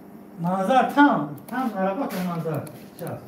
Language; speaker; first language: Russian; non-native, learner; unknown